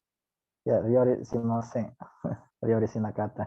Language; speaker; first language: Japanese; non-native, learner; Indonesian